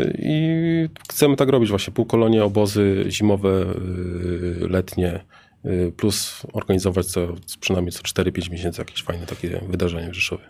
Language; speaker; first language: Polish; native; Polish